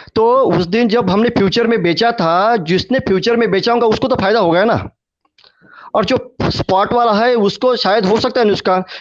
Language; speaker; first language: Hindi; non-native, local second language; Marathi